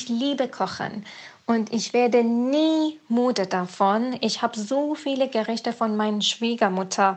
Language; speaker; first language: German; non-native, learner; Persian